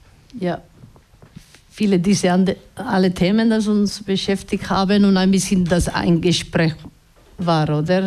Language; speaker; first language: German; non-native, learner; Basque